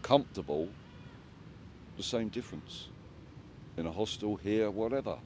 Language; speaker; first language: English; native; English